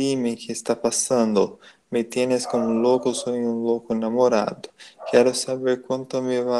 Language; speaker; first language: Spanish; non-native, learner; Portuguese